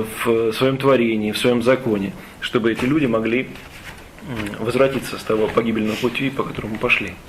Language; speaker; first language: Russian; native; Russian